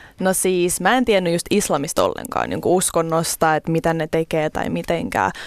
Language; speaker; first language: Finnish; early bilingual, other home language; Russian